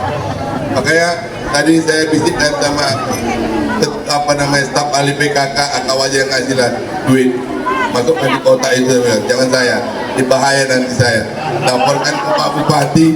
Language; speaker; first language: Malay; non-native, local second language; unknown